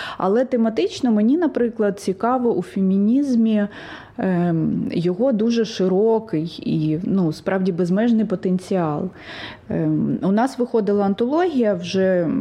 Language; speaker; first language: Ukrainian; non-native, local second language; Russian